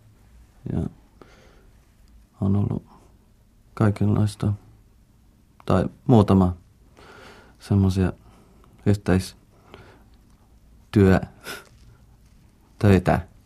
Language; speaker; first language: Finnish; non-native, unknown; English